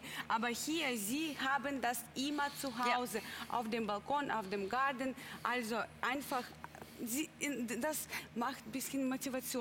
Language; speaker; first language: German; non-native, learner; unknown